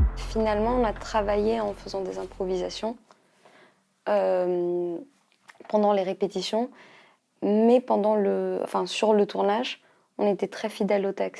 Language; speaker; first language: French; early bilingual, heritage; French